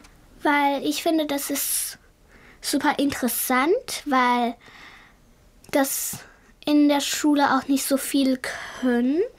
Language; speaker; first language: German; early bilingual, other home language; Chinese